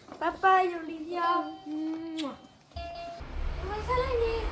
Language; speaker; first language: Korean; early bilingual, heritage; Korean